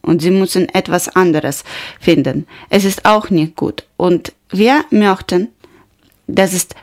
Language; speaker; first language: German; non-native, learner; Ukrainian